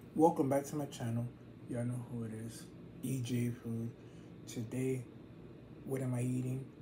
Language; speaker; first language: English; early bilingual, other home language; Spanish